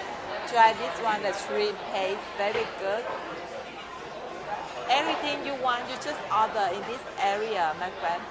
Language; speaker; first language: English; non-native, learner; Vietnamese